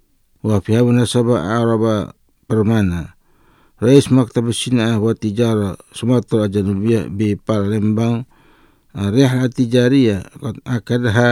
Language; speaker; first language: Arabic; non-native, fluent; Indonesian